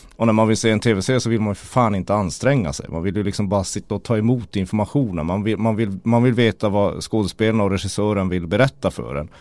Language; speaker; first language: Swedish; native; Swedish